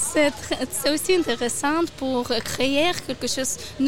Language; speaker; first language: French; non-native, learner; Ukrainian